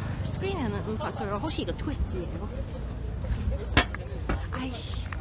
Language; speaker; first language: Korean; non-native, learner; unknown